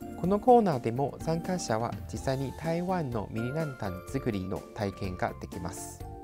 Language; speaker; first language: Japanese; non-native, fluent; Chinese